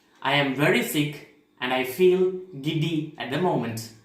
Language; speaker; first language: English; non-native, local second language; Tamil